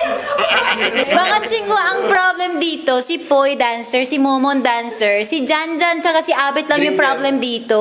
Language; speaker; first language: Filipino; non-native, fluent; Korean